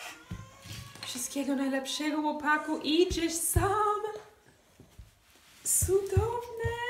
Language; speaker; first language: Polish; non-native, learner; English